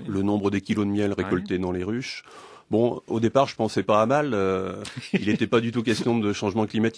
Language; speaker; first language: French; native; French